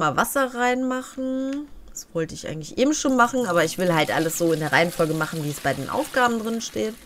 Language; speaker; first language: German; native; German